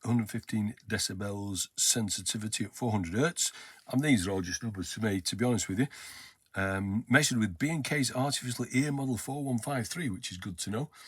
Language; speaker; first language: English; native; English